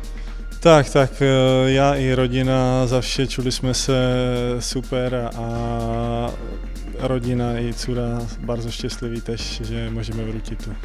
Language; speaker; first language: Polish; non-native, learner; Czech